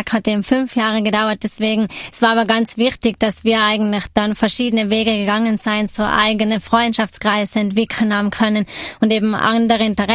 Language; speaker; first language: German; native; German